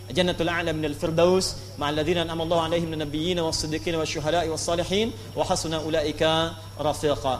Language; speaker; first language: Arabic; non-native, fluent; Indonesian